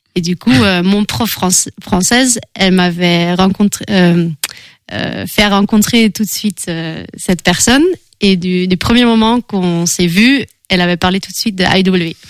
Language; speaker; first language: French; non-native, fluent; Dutch